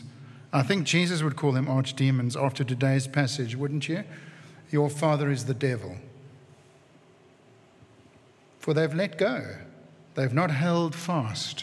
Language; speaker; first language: English; native; English